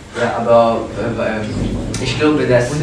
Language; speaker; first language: German; non-native, learner; French